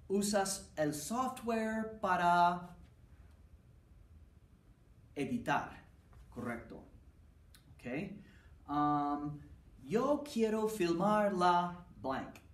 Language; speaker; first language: Spanish; non-native, fluent; English